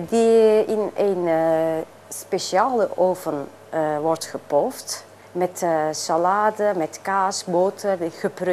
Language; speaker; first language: Dutch; non-native, learner; Turkish